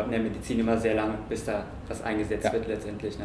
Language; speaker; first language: German; native; German